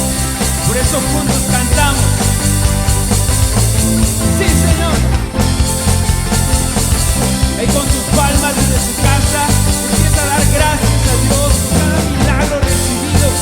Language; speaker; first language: Spanish; native; Spanish